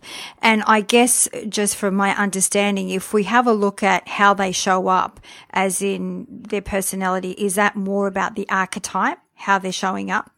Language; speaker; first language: English; native; English